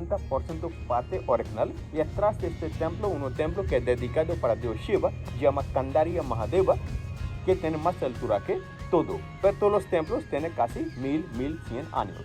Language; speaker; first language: Spanish; non-native, learner; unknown